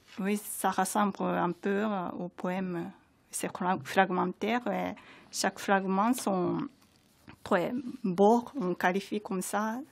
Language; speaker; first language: French; non-native, fluent; Japanese